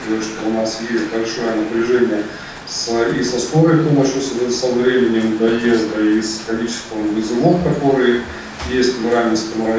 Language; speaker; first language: Russian; native; Russian